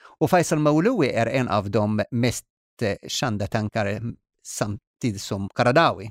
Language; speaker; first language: Swedish; non-native, fluent; Arabic